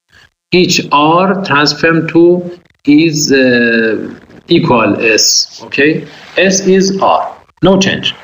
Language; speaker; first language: English; non-native, fluent; Persian